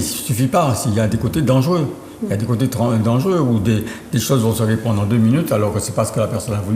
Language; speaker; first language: French; native; French